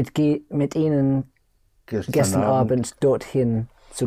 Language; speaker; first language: German; non-native, learner; English